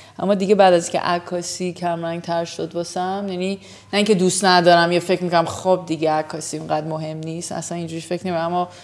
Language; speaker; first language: Persian; early bilingual, heritage; Persian